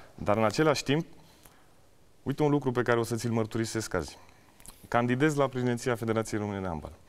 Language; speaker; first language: Romanian; early bilingual, heritage; Romanian